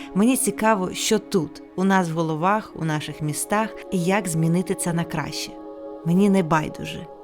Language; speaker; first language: Ukrainian; non-native, local second language; Russian